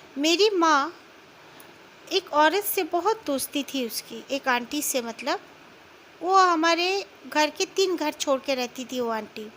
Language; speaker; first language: Hindi; non-native, local second language; Bangla